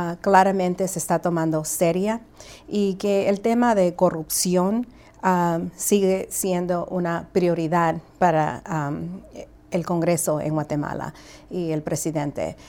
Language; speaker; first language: Spanish; early bilingual, heritage; Spanish